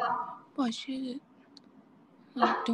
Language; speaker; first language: Chinese; non-native, learner; Thai